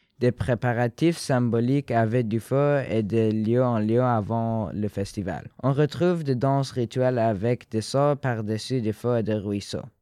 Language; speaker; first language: French; non-native, fluent; Persian